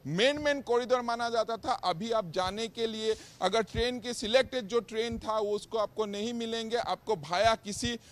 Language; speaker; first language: Hindi; non-native, local second language; Assamese